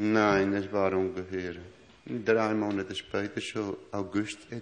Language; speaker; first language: German; non-native, learner; Dutch